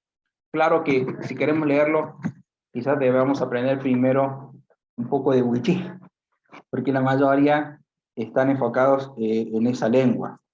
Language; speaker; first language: Spanish; native; Spanish